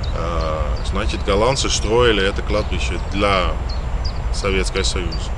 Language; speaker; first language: Russian; non-native, fluent; Dutch